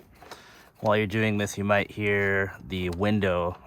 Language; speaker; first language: English; native; English